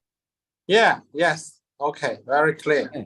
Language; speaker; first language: English; non-native, learner; Chinese